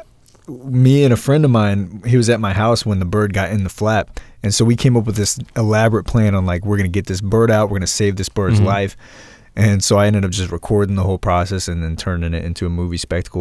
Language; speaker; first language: English; native; English